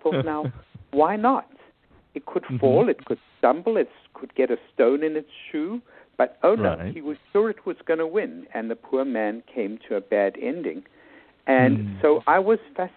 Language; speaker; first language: English; native; English